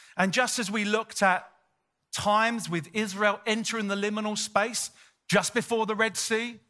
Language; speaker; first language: English; native; English